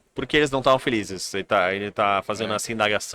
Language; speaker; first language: Portuguese; native; Portuguese